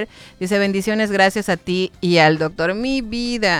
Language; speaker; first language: Spanish; native; Spanish